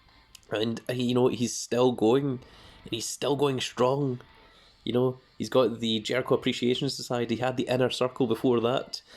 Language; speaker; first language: English; native; English